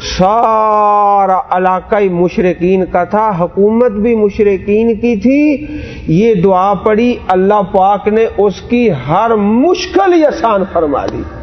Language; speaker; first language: Urdu; non-native, local second language; Punjabi